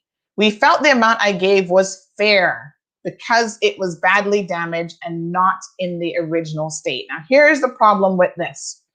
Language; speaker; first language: English; native; English